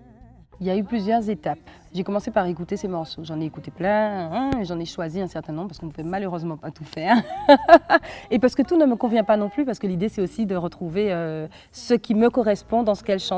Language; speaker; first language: French; native; French